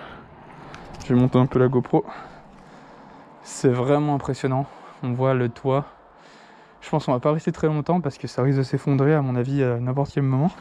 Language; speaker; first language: French; native; French